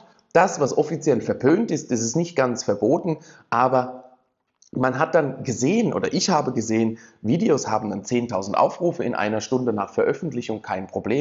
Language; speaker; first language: German; native; German